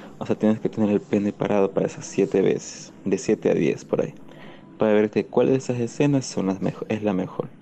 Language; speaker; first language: Spanish; native; Spanish